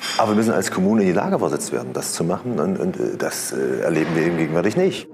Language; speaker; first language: German; native; German